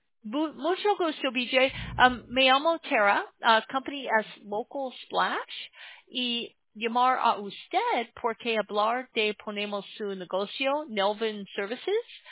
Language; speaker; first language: Spanish; non-native, learner; English